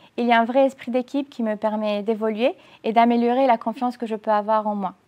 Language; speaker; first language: French; non-native, fluent; Romanian